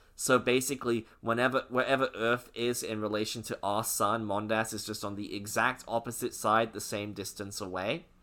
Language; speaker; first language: English; native; English